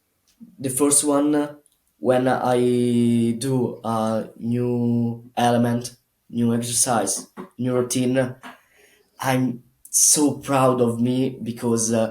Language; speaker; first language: English; non-native, learner; Italian